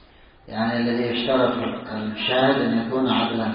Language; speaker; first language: Arabic; native; Arabic